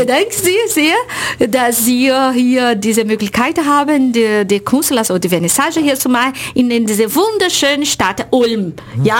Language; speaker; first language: German; non-native, fluent; Portuguese